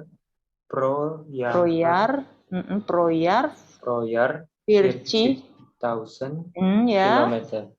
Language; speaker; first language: German; non-native, learner; Indonesian